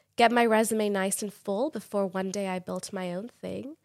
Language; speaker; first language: English; non-native, local second language; Urdu